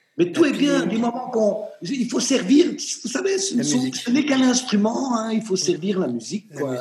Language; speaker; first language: French; native; French